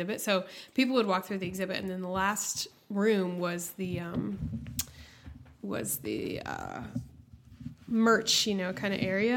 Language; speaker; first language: English; native; English